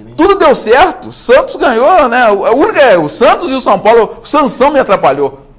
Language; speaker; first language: Portuguese; native; Portuguese